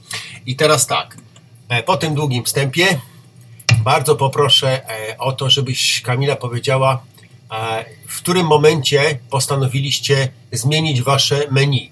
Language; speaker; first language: Polish; native; Polish